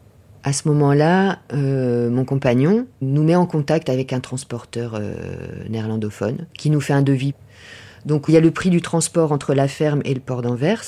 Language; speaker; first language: French; native; French